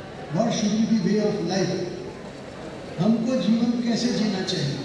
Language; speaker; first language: Hindi; native; Hindi